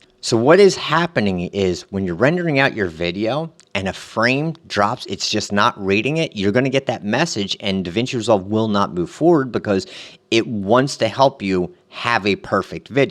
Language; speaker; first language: English; native; English